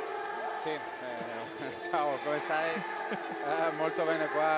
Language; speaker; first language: Italian; non-native, fluent; Spanish